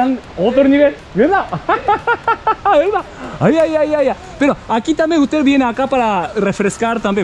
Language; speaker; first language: Spanish; non-native, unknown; Japanese